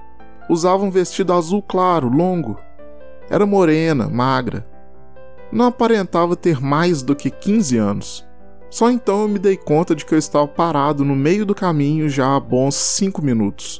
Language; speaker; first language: Portuguese; native; Portuguese